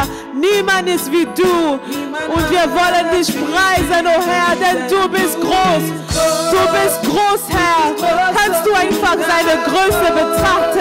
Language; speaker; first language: German; non-native, fluent; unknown